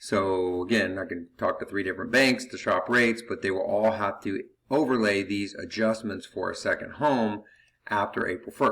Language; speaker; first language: English; native; English